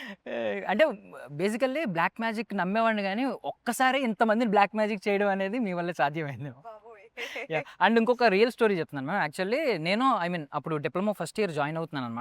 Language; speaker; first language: Telugu; native; Telugu